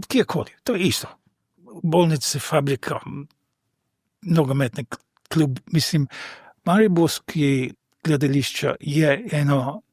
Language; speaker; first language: Slovenian; non-native, fluent; English